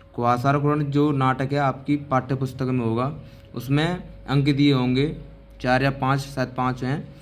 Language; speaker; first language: Hindi; native; Hindi